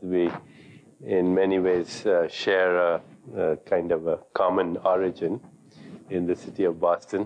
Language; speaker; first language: English; non-native, local second language; Hindi